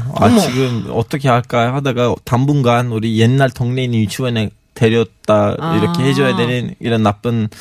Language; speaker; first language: Korean; non-native, fluent; Turkish